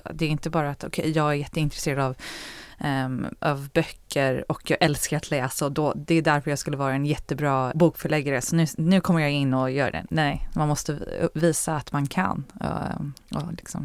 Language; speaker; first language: Swedish; early bilingual, heritage; Swedish